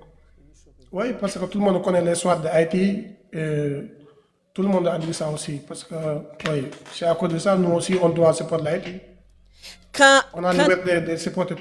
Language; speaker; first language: French; non-native, local second language; Wolof